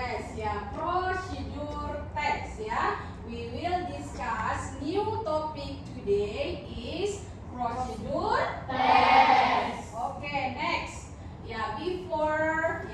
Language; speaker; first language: English; non-native, learner; Indonesian